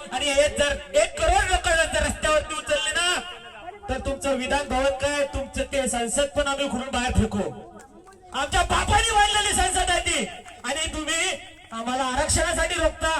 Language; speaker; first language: Marathi; non-native, local second language; Lambadi